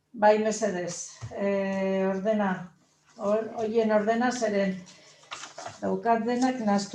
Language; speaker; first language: Basque; non-native, local second language; Spanish